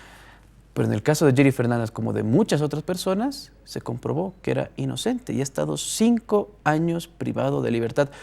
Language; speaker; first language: Spanish; native; Spanish